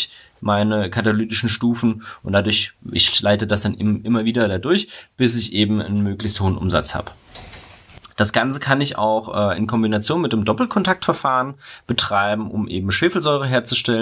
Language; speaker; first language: German; native; German